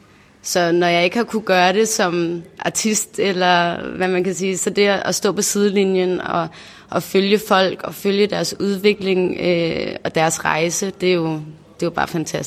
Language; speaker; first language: Danish; native; Danish